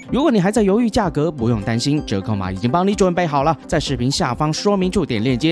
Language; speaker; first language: Chinese; native; Chinese